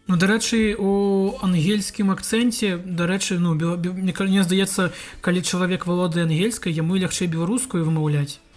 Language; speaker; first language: Belarusian; non-native, local second language; Russian